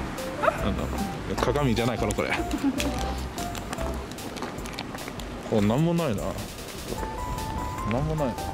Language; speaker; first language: Japanese; native; Japanese